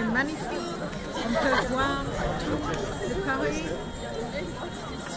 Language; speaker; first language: French; non-native, learner; English